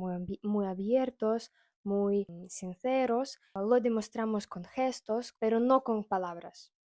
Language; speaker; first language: Spanish; non-native, fluent; Russian